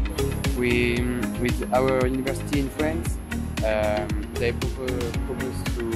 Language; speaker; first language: English; non-native, learner; French